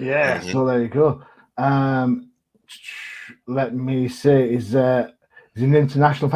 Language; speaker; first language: English; native; English